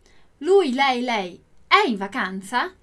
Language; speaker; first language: Italian; non-native, fluent; Portuguese